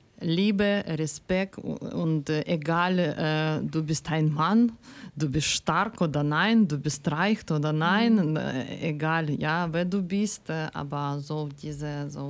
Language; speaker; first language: German; non-native, learner; Ukrainian